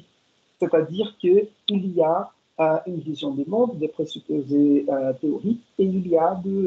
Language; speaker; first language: French; non-native, fluent; Portuguese